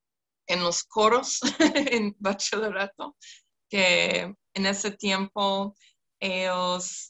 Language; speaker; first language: Spanish; non-native, fluent; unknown